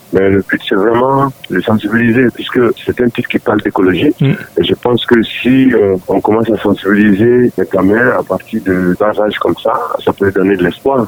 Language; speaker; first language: French; non-native, local second language; Dyula